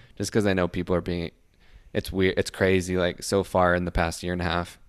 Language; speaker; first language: English; native; English